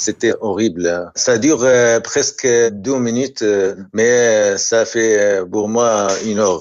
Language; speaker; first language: French; non-native, learner; Arabic